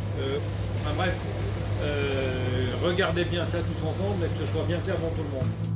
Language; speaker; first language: French; native; French